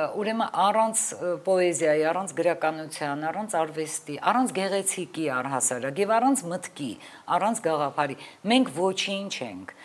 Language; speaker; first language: Armenian; native; Armenian